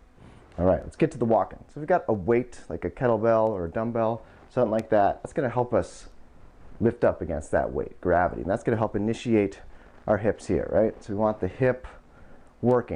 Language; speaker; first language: English; native; English